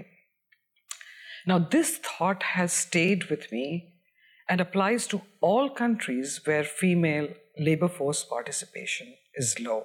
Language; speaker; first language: English; non-native, local second language; Hindi